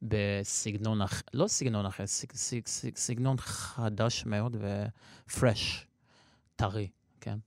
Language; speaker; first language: Hebrew; non-native, local second language; Armenian